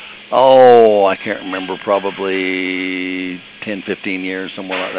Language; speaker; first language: English; native; English